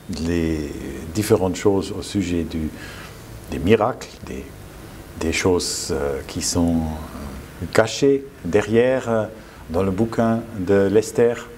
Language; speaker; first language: French; non-native, fluent; German